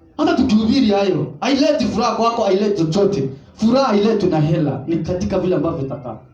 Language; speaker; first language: Swahili; non-native, local second language; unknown